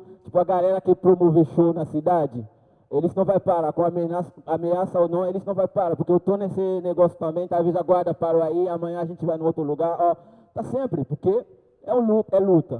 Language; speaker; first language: Portuguese; non-native, learner; Haitian Creole